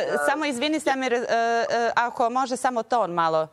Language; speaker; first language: Serbian; native; Serbian